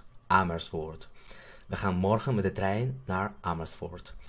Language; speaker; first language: Dutch; non-native, fluent; Spanish